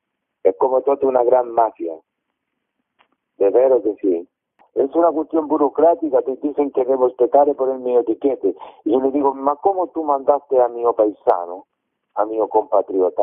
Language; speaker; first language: Italian; non-native, learner; Spanish